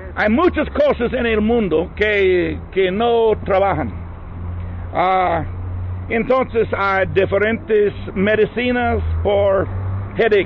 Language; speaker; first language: Spanish; non-native, learner; English